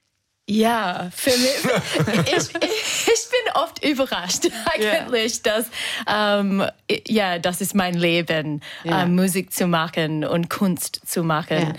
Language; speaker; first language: German; non-native, learner; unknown